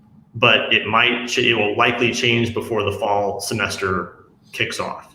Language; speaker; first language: English; native; English